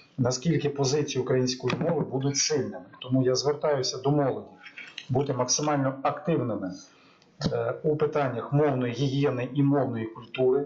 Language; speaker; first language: Ukrainian; native; Ukrainian